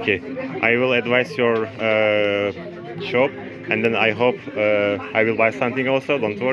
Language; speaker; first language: English; non-native, learner; Turkish